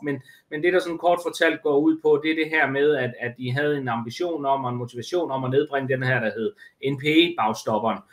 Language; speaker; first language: Danish; native; Danish